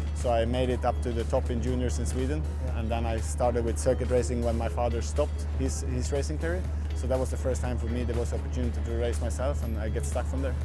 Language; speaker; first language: English; non-native, fluent; Swedish